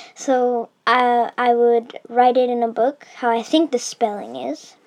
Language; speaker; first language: English; early bilingual, heritage; English